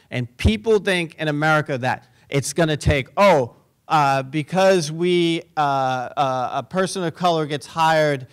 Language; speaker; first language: English; native; English